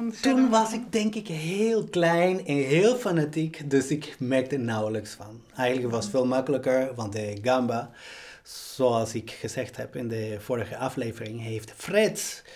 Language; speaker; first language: Dutch; non-native, fluent; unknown